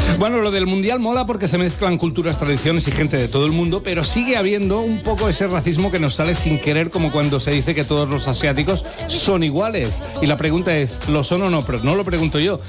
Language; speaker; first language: Spanish; native; Spanish